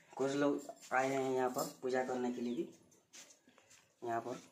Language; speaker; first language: Hindi; non-native, local second language; Odia